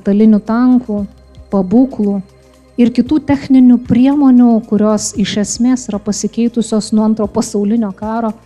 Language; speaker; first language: Lithuanian; native; Lithuanian